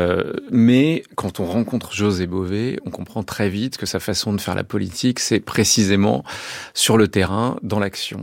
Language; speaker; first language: French; native; French